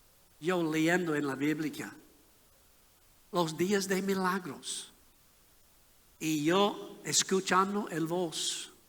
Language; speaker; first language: Spanish; non-native, learner; English